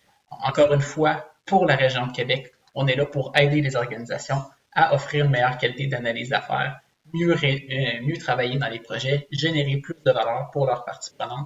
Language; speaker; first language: French; native; French